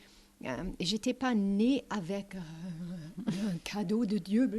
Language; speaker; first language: French; non-native, fluent; English